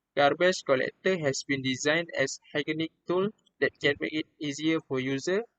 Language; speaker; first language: English; non-native, local second language; Malay